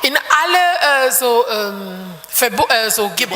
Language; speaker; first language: German; non-native, fluent; French